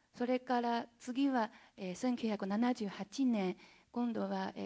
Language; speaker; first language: Japanese; non-native, fluent; Chinese